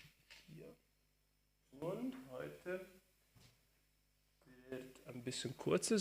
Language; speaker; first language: German; non-native, learner; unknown